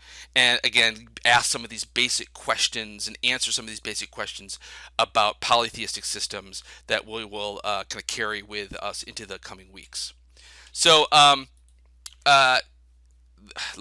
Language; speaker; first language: English; native; English